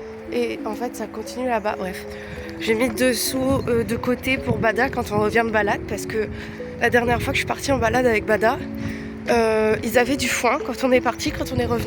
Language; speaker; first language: French; native; French